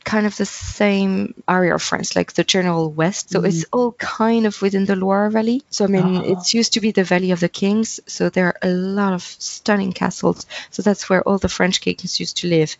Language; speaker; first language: English; non-native, fluent; French